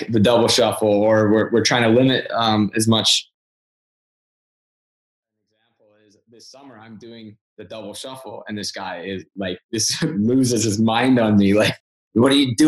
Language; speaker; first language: English; native; English